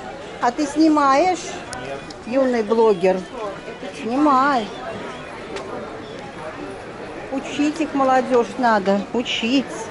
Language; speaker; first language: Russian; native; Russian